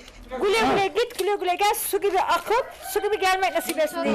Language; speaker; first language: Turkish; native; Turkish